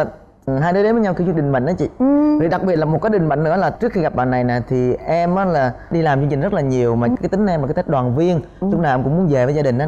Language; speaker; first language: Vietnamese; native; Vietnamese